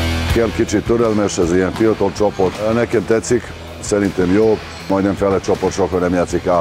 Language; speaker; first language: Hungarian; non-native, learner; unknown